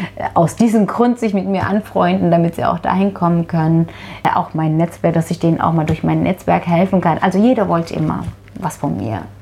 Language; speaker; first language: German; non-native, fluent; Turkish